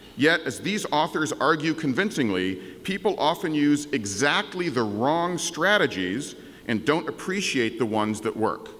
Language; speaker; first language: English; native; English